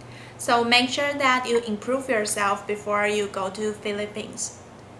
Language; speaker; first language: English; non-native, learner; Chinese